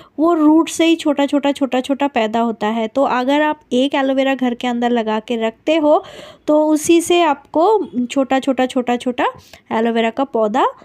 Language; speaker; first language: Hindi; non-native, local second language; Bangla